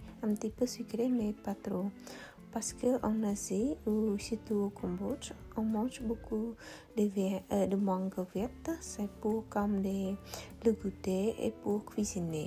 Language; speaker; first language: French; non-native, fluent; Khmer